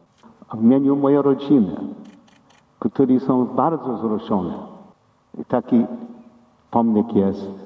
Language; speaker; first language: Polish; non-native, learner; English